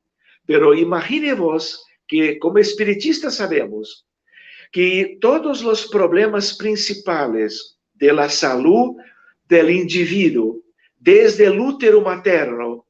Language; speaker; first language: Spanish; non-native, fluent; Portuguese